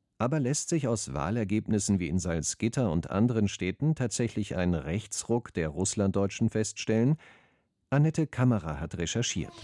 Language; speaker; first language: German; native; German